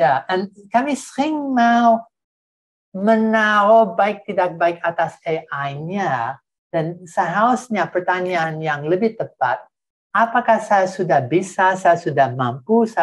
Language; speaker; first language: Indonesian; non-native, fluent; English